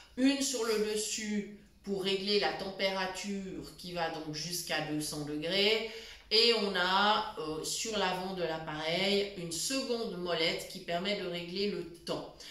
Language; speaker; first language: French; native; French